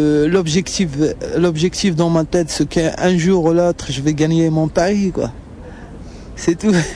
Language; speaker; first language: French; non-native, local second language; Arabic